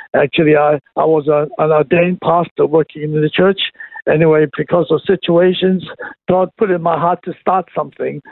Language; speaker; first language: English; non-native, local second language; Cantonese